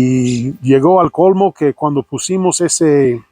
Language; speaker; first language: Spanish; non-native, fluent; English